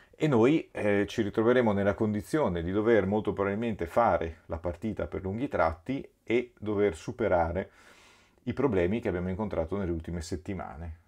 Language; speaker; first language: Italian; native; Italian